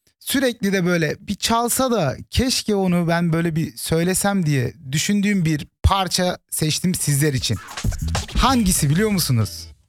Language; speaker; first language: Turkish; early bilingual, heritage; Turkish